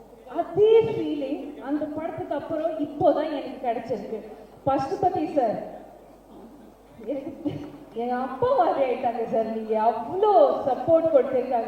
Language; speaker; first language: Tamil; non-native, learner; Malayalam